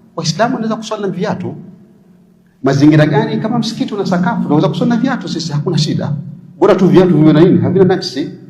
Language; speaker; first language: Swahili; native; Swahili